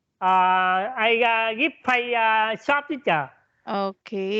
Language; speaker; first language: English; non-native, learner; Vietnamese